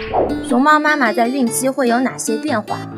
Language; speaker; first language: Chinese; native; Chinese